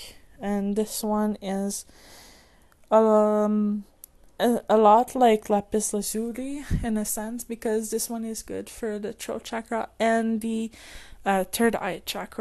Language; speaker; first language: English; non-native, fluent; French